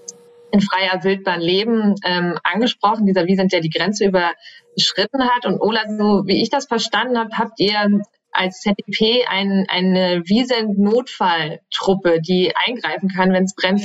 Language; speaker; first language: German; native; German